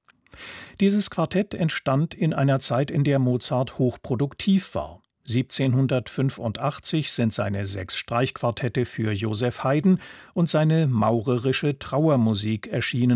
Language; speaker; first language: German; native; German